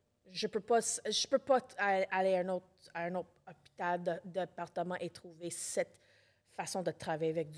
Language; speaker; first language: French; non-native, local second language; English